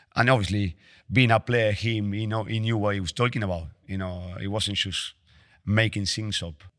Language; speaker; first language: English; non-native, fluent; Spanish